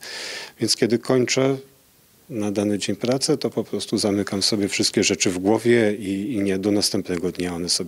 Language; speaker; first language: Polish; native; Polish